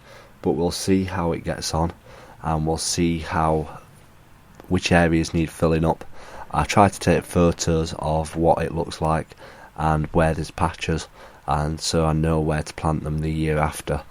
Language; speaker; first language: English; native; English